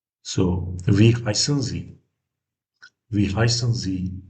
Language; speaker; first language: German; non-native, fluent; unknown